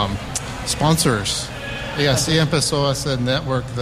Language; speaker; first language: Spanish; early bilingual, heritage; English